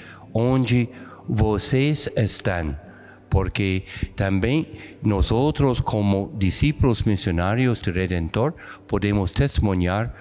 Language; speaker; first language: Portuguese; non-native, fluent; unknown